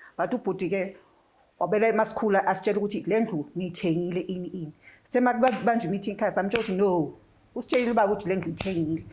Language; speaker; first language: Zulu; native; Zulu